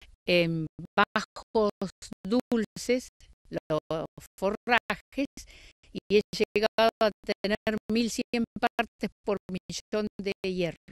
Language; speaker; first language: Spanish; native; Spanish